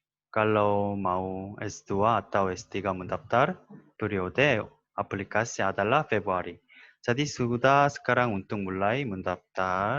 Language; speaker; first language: Indonesian; non-native, learner; Korean